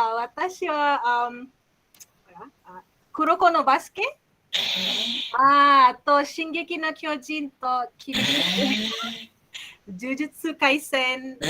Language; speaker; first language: Japanese; non-native, learner; Malay